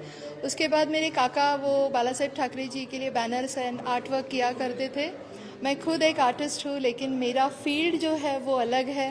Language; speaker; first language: Hindi; native; Hindi